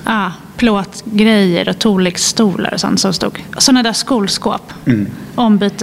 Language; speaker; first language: Swedish; native; Swedish